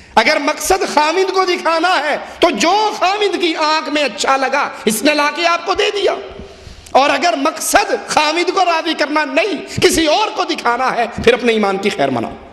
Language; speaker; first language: Urdu; non-native, local second language; Punjabi